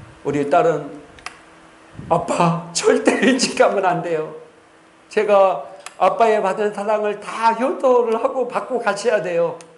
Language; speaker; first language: Korean; native; Korean